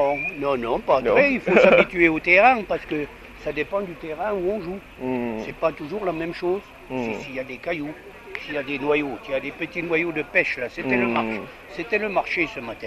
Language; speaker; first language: French; native; French